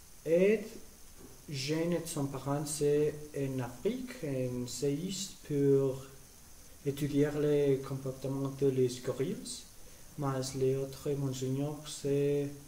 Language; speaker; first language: French; non-native, learner; Spanish